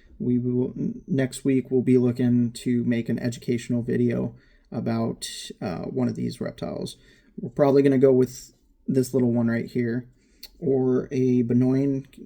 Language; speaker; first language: English; native; English